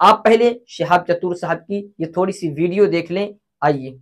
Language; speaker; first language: Hindi; native; Hindi